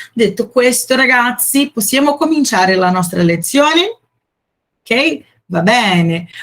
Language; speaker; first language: Italian; non-native, fluent; Portuguese